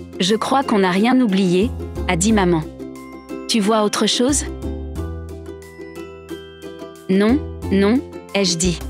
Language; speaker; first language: French; non-native, local second language; Arabic